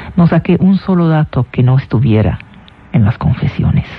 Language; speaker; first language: Spanish; non-native, fluent; Arabic